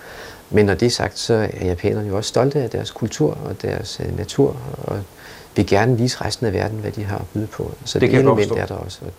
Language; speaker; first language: Danish; native; Danish